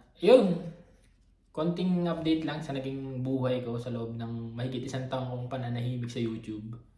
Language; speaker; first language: Filipino; native; Filipino